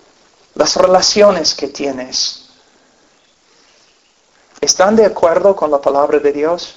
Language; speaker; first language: Spanish; non-native, fluent; English